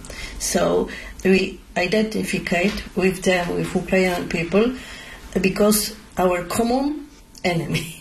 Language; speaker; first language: English; non-native, learner; Polish